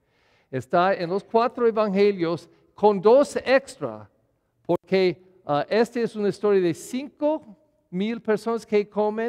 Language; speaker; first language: Spanish; non-native, learner; English